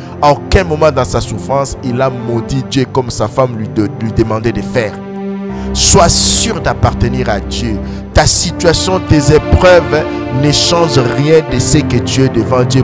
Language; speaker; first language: French; non-native, local second language; Lingala